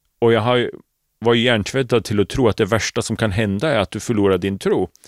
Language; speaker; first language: Swedish; native; Swedish